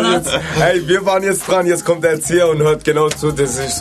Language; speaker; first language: German; native; German